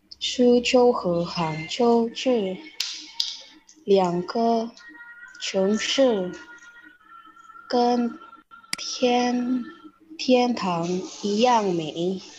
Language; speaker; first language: Chinese; non-native, learner; Indonesian